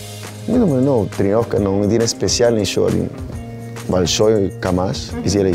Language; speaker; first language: Russian; non-native, learner; Spanish